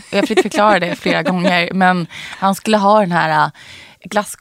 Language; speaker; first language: Swedish; native; Swedish